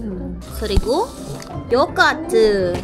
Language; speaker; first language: Korean; non-native, learner; Filipino